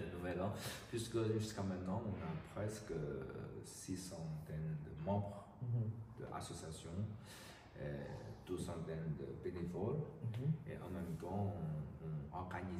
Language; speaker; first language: French; non-native, learner; Chinese